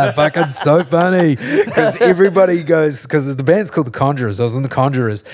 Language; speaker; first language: English; native; English